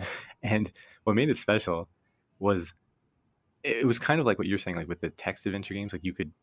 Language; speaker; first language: English; native; English